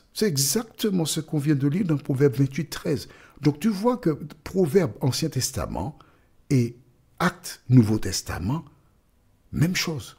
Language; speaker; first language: French; native; French